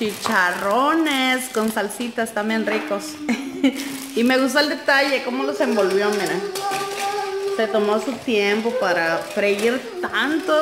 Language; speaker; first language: Spanish; native; Spanish